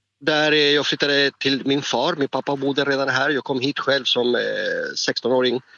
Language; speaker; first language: Swedish; non-native, fluent; Spanish